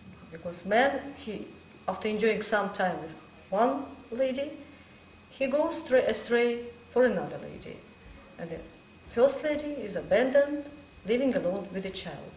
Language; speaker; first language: English; non-native, fluent; Russian